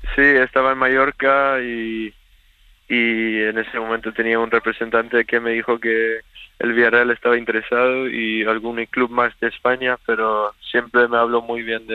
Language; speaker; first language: Spanish; early bilingual, other home language; Swedish